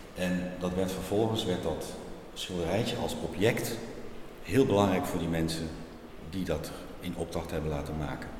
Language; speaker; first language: Dutch; native; Dutch